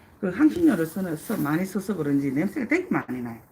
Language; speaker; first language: Korean; native; Korean